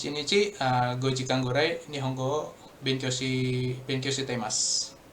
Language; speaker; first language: Japanese; non-native, learner; Indonesian